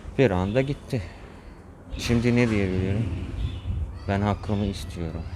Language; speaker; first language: Turkish; non-native, fluent; Arabic